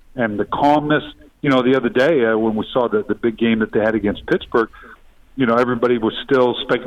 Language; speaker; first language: English; native; English